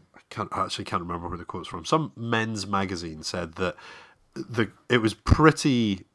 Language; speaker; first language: English; native; English